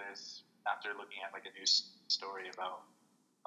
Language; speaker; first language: English; native; English